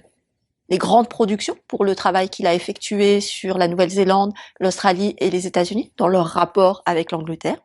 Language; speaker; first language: French; native; French